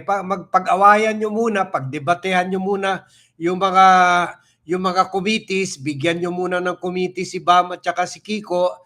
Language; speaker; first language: Filipino; native; Filipino